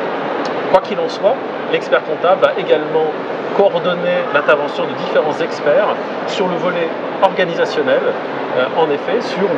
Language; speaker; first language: French; native; French